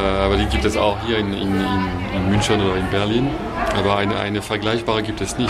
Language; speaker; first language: German; non-native, fluent; French